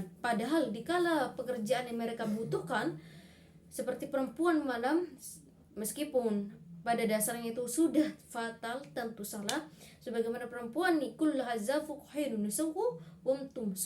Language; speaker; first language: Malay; non-native, local second language; Madurese